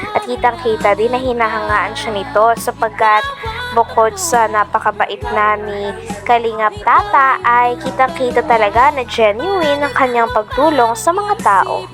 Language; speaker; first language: Filipino; native; Filipino